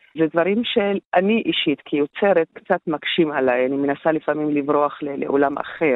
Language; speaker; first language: Hebrew; non-native, local second language; Arabic